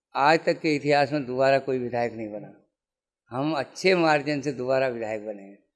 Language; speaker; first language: Hindi; native; Hindi